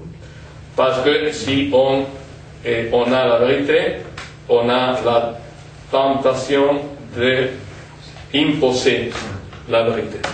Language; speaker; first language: French; non-native, fluent; Spanish